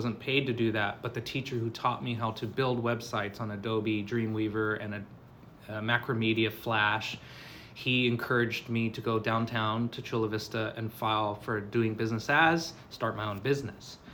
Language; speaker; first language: English; native; English